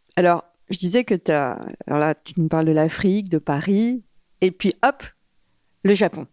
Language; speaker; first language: French; native; French